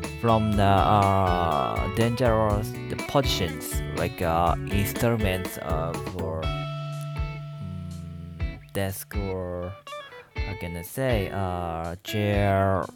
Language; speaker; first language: English; non-native, learner; Japanese